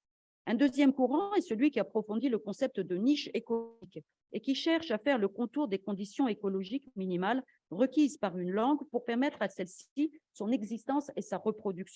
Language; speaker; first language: French; native; French